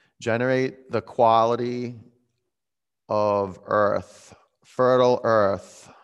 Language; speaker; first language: English; native; English